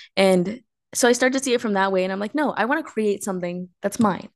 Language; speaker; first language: English; early bilingual, other home language; Spanish